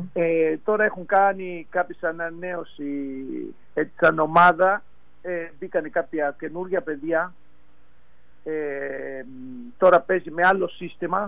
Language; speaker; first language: Greek; non-native, fluent; Spanish